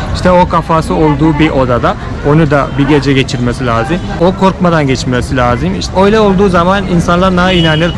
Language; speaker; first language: Turkish; non-native, fluent; Hindi